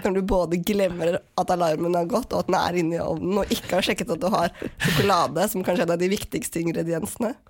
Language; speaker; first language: Norwegian; native; Norwegian